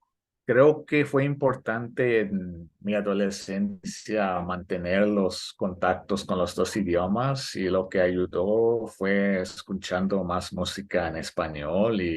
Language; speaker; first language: Spanish; early bilingual, heritage; Spanish